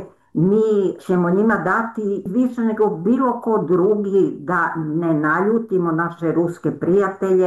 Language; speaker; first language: Serbian; native; Serbian